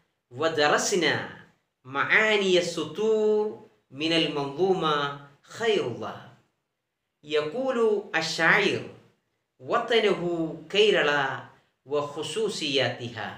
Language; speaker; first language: Arabic; non-native, fluent; Malayalam